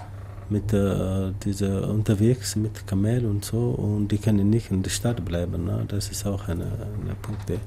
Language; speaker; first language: German; non-native, learner; Tamasheq